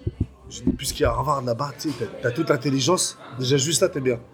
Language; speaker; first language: French; native; French